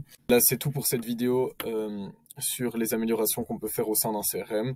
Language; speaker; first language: French; native; French